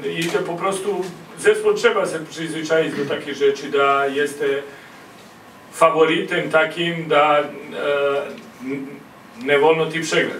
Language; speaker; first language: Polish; non-native, learner; Croatian